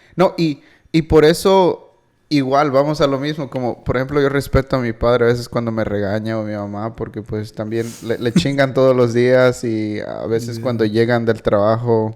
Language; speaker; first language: Spanish; early bilingual, heritage; Spanish